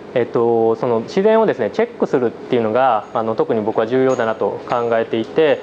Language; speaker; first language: Japanese; native; Japanese